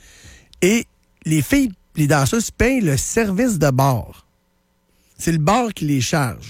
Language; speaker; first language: French; native; French